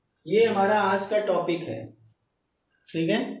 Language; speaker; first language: Hindi; native; Hindi